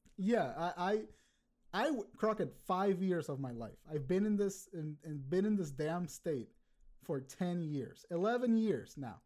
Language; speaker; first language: English; early bilingual, other home language; Spanish